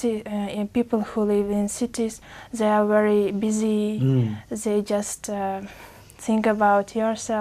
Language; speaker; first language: English; non-native, learner; Uzbek